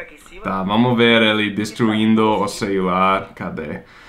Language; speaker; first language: Portuguese; non-native, fluent; English